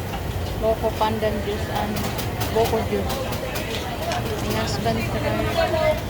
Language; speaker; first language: English; non-native, learner; Filipino